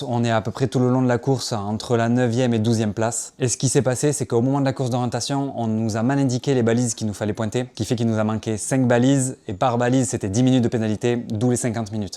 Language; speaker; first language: French; native; French